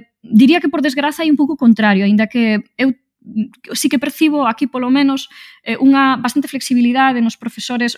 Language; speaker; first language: Galician; native; Galician